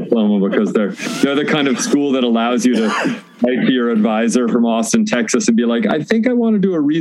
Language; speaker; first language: English; native; English